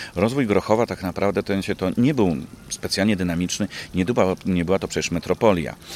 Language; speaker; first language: Polish; native; Polish